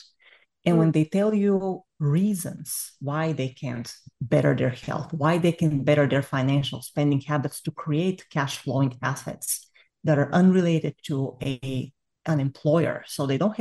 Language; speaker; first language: English; non-native, fluent; Bulgarian